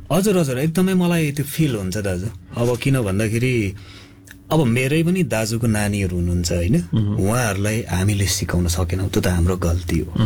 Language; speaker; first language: Nepali; non-native, local second language; Limburgish